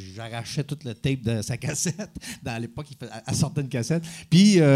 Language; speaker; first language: French; native; French